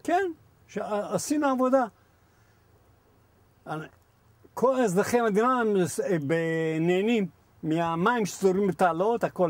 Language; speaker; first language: Hebrew; non-native, fluent; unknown